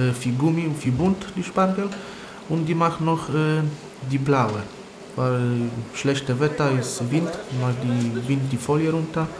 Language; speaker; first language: German; non-native, learner; Polish